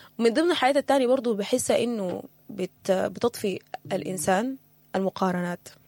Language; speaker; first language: Arabic; native; Arabic